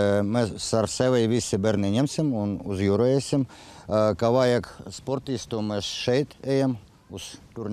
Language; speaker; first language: Latvian; non-native, local second language; Russian